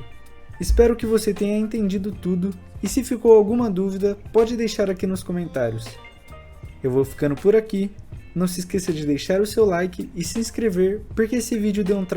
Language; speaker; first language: Portuguese; native; Portuguese